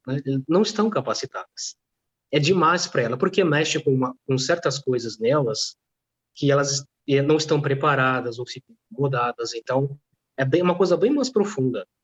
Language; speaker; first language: Portuguese; non-native, fluent; Polish